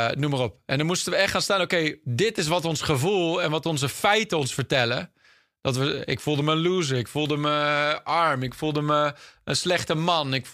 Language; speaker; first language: Dutch; non-native, fluent; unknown